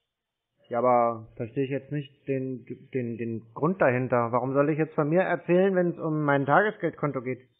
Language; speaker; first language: German; native; German